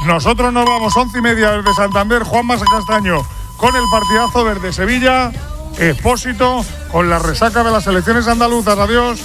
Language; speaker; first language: Spanish; native; Spanish